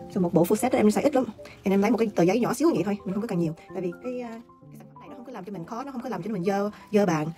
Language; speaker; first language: Vietnamese; early bilingual, heritage; Vietnamese